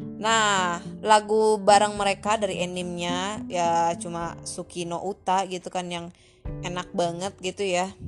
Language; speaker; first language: Indonesian; native; Indonesian